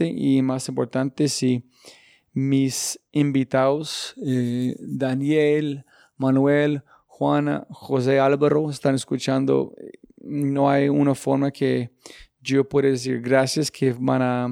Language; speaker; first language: Spanish; non-native, learner; English